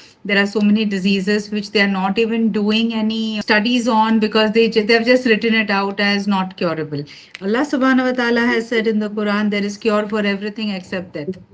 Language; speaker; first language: English; non-native, local second language; Urdu